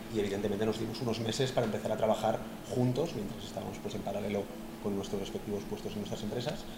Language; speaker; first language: Spanish; native; Spanish